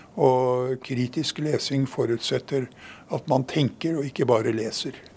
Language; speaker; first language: Norwegian; native; Norwegian